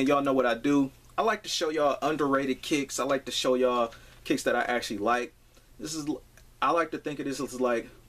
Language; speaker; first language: English; native; English